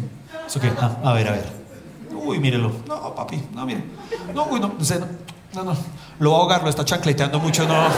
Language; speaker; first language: Spanish; native; Spanish